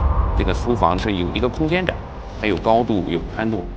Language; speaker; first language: Chinese; native; Chinese